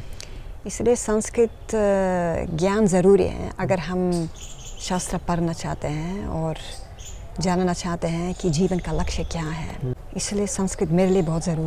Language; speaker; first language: Hindi; non-native, learner; Dutch